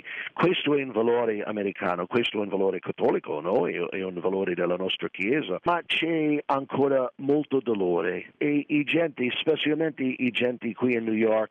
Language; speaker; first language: Italian; non-native, fluent; English